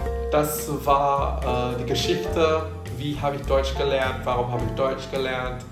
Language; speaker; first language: German; non-native, fluent; Indonesian